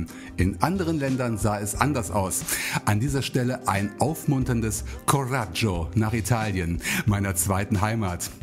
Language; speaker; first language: German; native; German